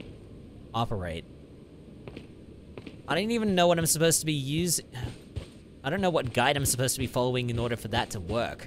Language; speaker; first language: English; native; English